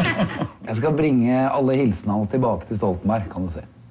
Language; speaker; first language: Norwegian; native; Norwegian